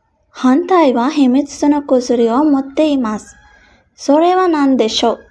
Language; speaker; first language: Japanese; non-native, fluent; Sinhala